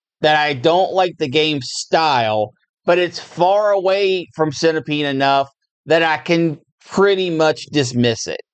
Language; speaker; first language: English; native; English